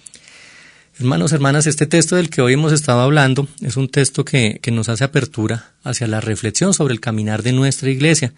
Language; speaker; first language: Spanish; native; Spanish